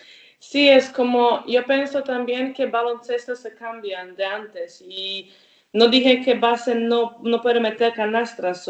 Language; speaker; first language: Spanish; non-native, learner; Croatian